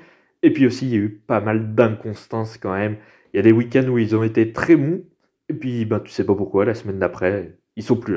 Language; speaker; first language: French; native; French